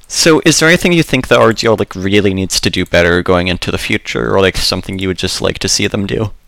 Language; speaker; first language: English; native; English